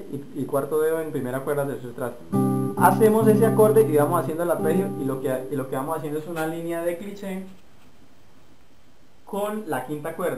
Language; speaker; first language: Spanish; native; Spanish